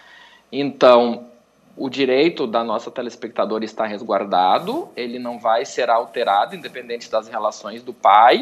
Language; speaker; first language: Portuguese; native; Portuguese